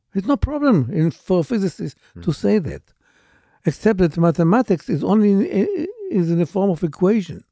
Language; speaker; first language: English; non-native, fluent; Hebrew